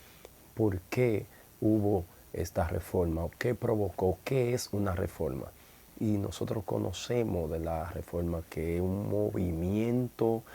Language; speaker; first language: Spanish; native; Spanish